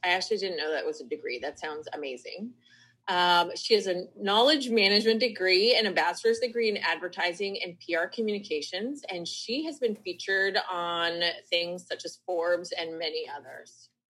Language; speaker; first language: English; native; English